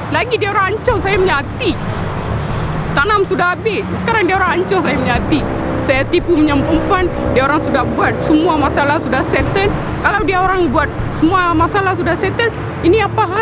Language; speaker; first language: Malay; non-native, local second language; Tamil